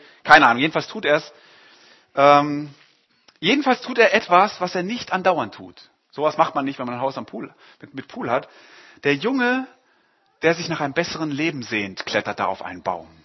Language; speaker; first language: German; native; German